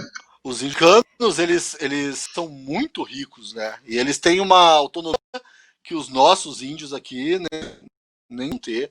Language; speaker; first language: Portuguese; native; Portuguese